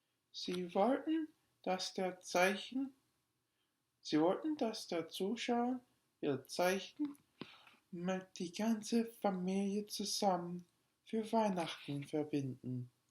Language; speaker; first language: German; non-native, learner; English